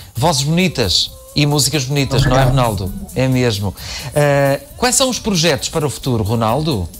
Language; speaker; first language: Portuguese; native; Portuguese